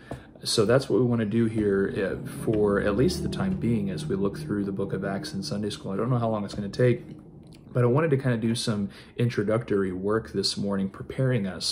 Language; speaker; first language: English; native; English